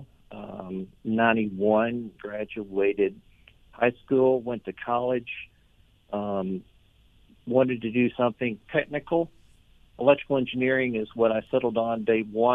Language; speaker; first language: English; native; English